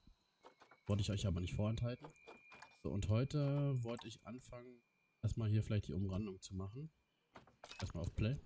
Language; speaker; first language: German; native; German